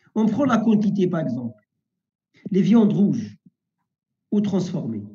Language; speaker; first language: French; non-native, local second language; Arabic